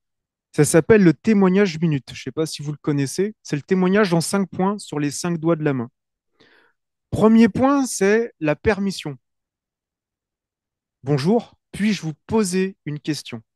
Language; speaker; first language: French; native; French